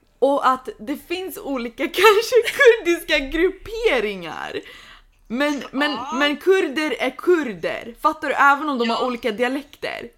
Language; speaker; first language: Swedish; native; Swedish